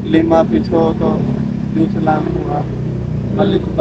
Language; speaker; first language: Filipino; non-native, learner; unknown